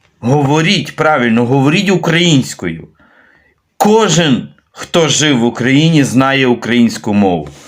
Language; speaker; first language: Ukrainian; native; Ukrainian